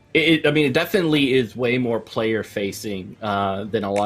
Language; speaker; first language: English; native; English